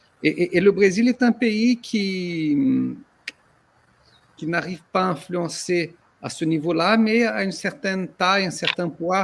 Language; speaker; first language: French; non-native, fluent; Portuguese